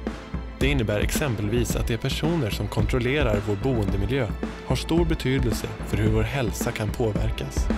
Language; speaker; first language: Swedish; native; Swedish